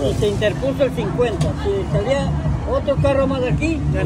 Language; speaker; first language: Spanish; native; Spanish